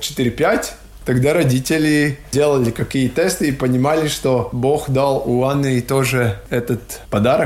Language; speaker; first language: Russian; non-native, local second language; Latvian